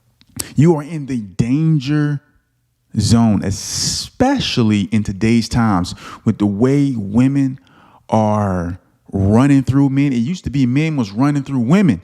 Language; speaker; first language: English; native; English